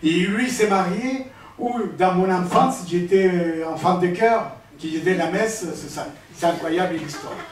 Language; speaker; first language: French; non-native, fluent; Spanish